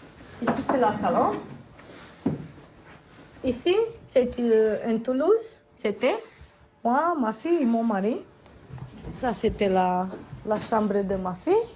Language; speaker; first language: French; non-native, learner; Romanian